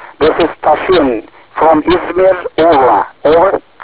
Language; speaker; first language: English; non-native, learner; Turkish